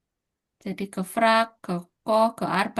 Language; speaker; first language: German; non-native, fluent; Indonesian